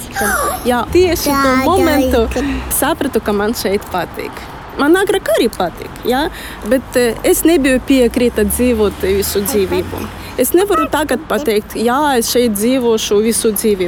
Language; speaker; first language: Latvian; non-native, learner; Russian